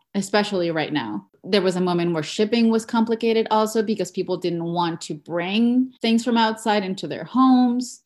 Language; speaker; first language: English; non-native, fluent; Spanish